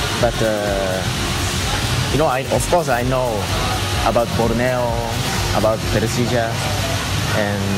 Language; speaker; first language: English; non-native, learner; Japanese